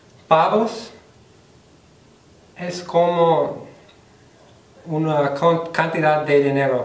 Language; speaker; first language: Spanish; non-native, fluent; English